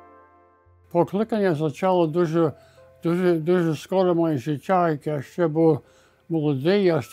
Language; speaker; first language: Ukrainian; early bilingual, heritage; Ukrainian